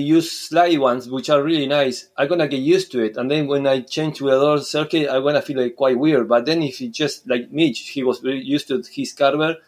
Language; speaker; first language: English; non-native, fluent; Spanish